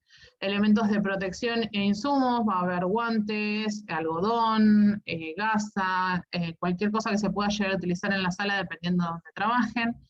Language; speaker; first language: Spanish; native; Spanish